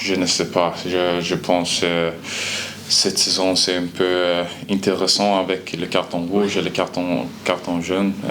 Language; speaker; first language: French; non-native, learner; Swedish